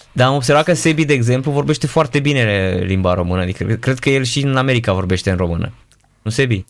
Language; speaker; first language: Romanian; native; Romanian